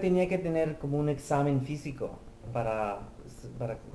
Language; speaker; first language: Spanish; early bilingual, heritage; Spanish